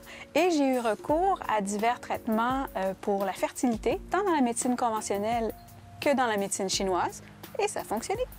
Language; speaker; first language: French; native; French